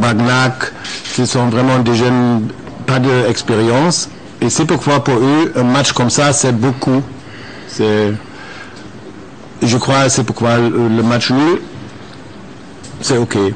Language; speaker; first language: French; non-native, fluent; German